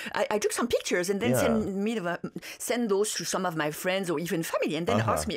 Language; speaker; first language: English; non-native, fluent; French